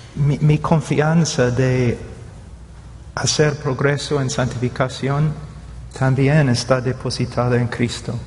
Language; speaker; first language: Spanish; non-native, fluent; English